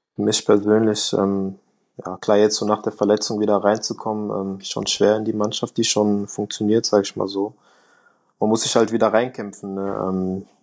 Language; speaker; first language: German; early bilingual, other home language; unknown